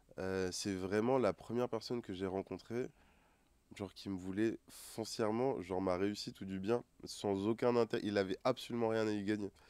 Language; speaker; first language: French; non-native, local second language; Wolof